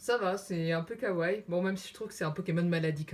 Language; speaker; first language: French; native; French